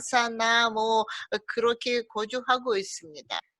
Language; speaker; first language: Korean; early bilingual, heritage; Russian